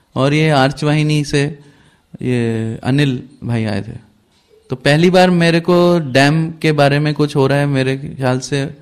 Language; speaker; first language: Hindi; native; Hindi